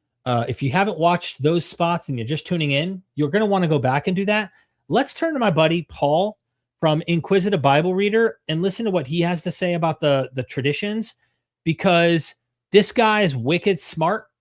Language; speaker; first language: English; native; English